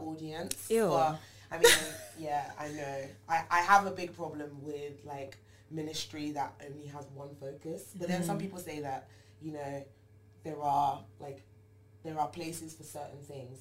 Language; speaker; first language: English; non-native, local second language; Yoruba